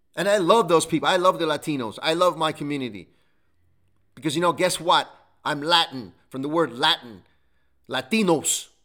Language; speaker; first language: English; non-native, fluent; Italian